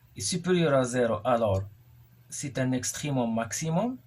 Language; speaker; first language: French; non-native, local second language; Arabic